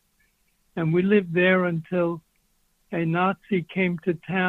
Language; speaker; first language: English; native; English